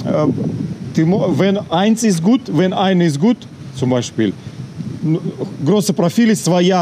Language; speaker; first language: German; non-native, learner; Russian